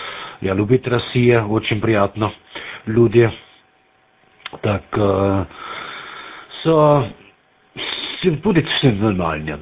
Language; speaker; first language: Russian; non-native, learner; German